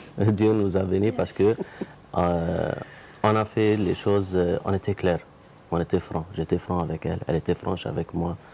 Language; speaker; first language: French; non-native, fluent; Arabic